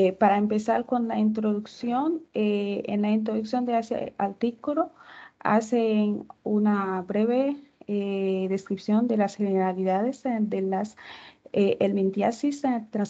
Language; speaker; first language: Spanish; non-native, fluent; Haitian Creole